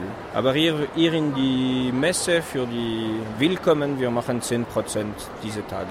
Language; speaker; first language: German; non-native, fluent; French